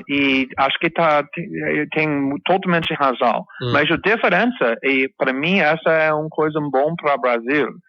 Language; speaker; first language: Portuguese; non-native, fluent; English